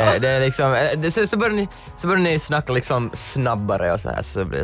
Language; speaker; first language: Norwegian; non-native, learner; Swedish